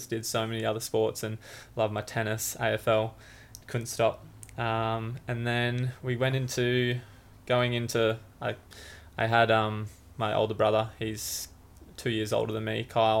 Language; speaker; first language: English; native; English